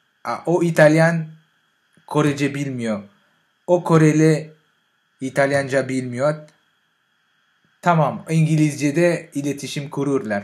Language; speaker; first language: Turkish; non-native, fluent; French